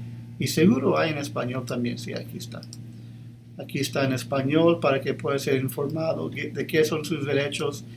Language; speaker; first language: Spanish; early bilingual, heritage; English